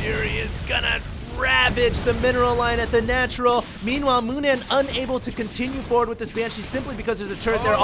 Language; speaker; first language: English; native; English